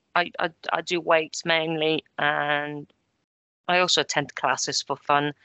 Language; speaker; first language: English; early bilingual, other home language; Polish